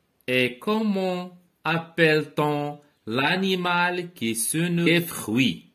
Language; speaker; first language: French; non-native, local second language; Arabic